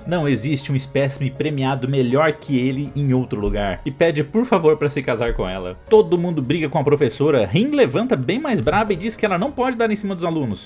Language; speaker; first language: Portuguese; native; Portuguese